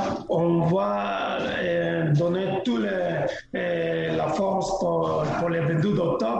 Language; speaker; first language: French; non-native, fluent; Spanish